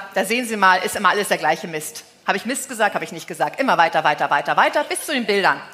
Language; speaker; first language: German; native; German